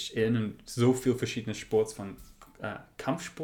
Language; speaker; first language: German; non-native, learner; English